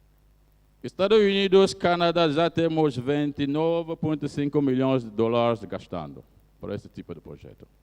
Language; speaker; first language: Portuguese; non-native, fluent; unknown